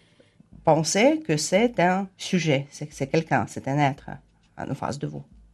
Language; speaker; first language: French; non-native, fluent; Ukrainian